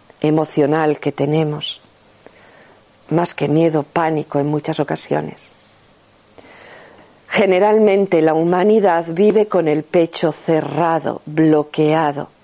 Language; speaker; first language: Spanish; native; Spanish